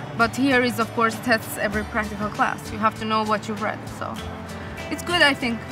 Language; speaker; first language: English; non-native, fluent; Swedish